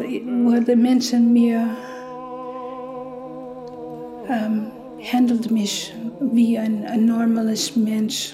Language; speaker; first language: German; non-native, learner; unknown